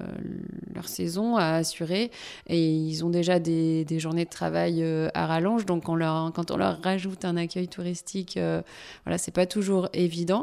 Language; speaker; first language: French; native; French